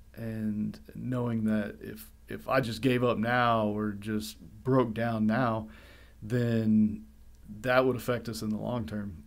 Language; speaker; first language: English; native; English